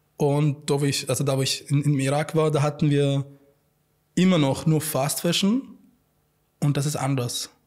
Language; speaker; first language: German; non-native, fluent; Arabic